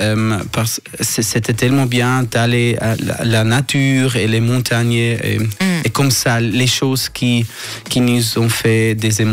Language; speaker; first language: French; non-native, local second language; German